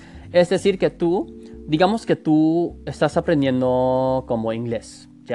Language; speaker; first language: Spanish; non-native, fluent; English